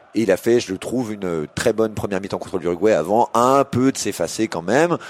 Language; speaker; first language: French; native; French